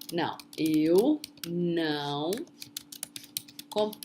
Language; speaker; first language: Portuguese; non-native, fluent; English